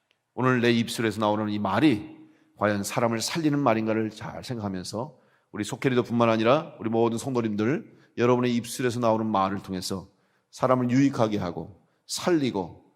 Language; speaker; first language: Korean; native; Korean